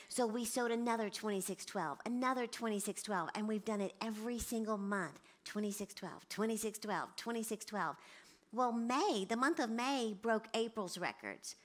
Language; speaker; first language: English; native; English